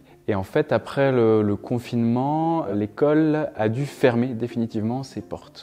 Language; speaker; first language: French; native; French